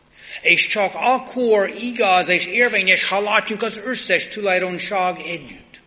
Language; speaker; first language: Hungarian; non-native, learner; English